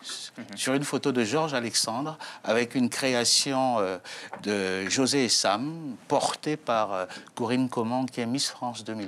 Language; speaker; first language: French; native; French